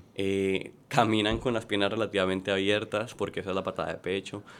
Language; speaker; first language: Spanish; native; Spanish